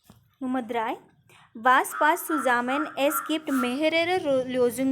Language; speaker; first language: German; non-native, fluent; Marathi